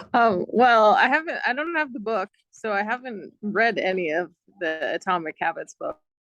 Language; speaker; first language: English; native; English